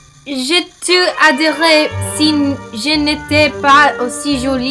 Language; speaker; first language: French; non-native, learner; English